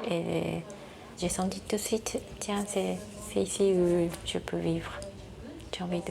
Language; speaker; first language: French; non-native, fluent; Japanese